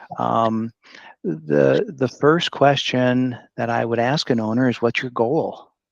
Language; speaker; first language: English; native; English